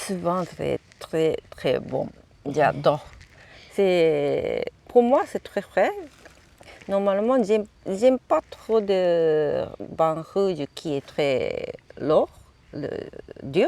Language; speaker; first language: French; non-native, learner; Japanese